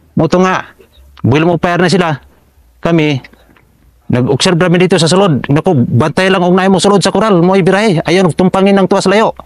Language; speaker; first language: Cebuano; native; Cebuano